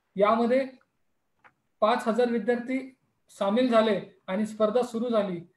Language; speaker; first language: Marathi; non-native, local second language; Hindi